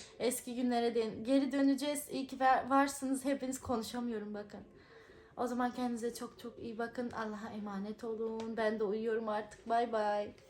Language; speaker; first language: Turkish; native; Turkish